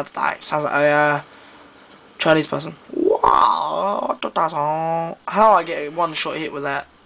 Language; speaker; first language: English; native; English